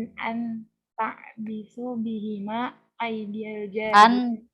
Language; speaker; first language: Arabic; non-native, learner; Indonesian